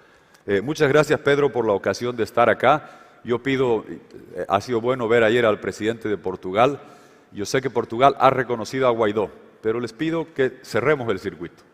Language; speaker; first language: Spanish; native; Spanish